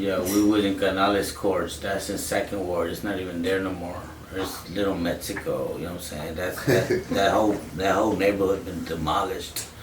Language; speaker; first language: English; native; English